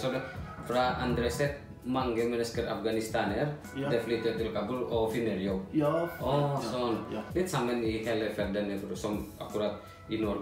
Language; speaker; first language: Danish; non-native, learner; Indonesian